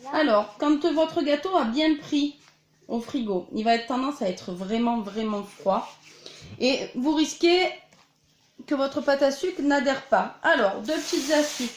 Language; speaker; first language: French; native; French